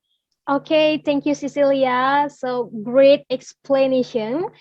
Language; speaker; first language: English; non-native, learner; Indonesian